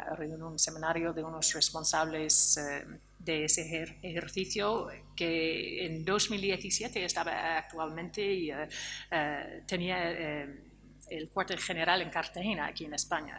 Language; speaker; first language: Spanish; non-native, fluent; English